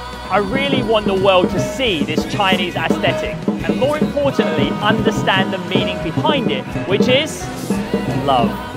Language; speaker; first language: English; native; English